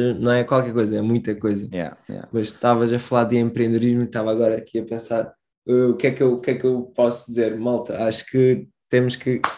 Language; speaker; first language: Portuguese; early bilingual, other home language; Romanian